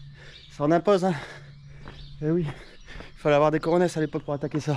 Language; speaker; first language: French; native; French